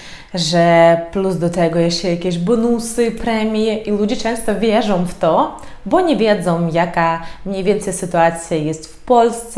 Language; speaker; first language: Polish; non-native, fluent; Ukrainian